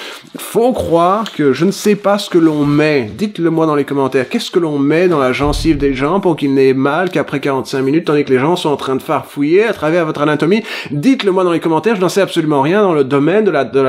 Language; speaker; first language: French; native; French